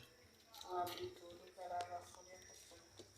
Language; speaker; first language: Portuguese; non-native, learner; Haitian Creole